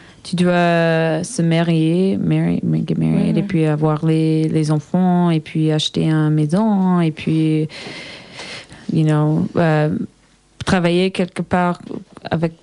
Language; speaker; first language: French; non-native, learner; English